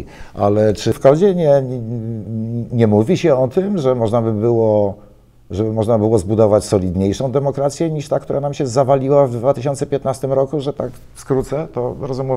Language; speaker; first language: Polish; native; Polish